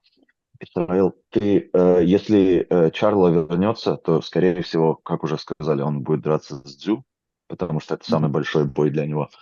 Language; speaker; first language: Russian; native; Russian